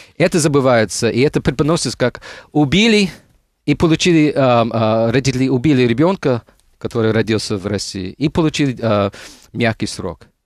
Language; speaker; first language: Russian; non-native, fluent; English